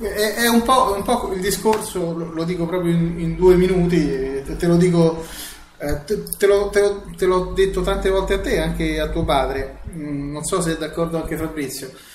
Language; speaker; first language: Italian; native; Italian